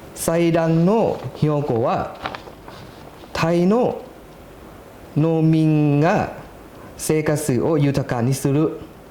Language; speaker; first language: Japanese; non-native, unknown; Thai